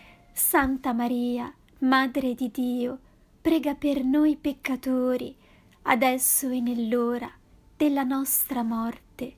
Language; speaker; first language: Italian; native; Italian